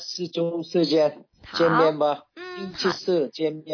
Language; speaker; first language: Chinese; non-native, learner; Korean